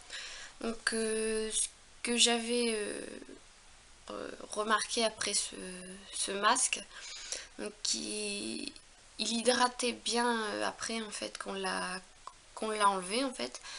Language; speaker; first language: French; native; French